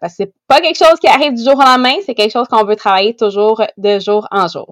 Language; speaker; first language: French; native; French